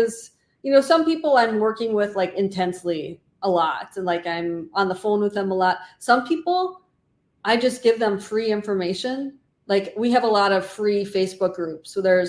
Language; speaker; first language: English; native; English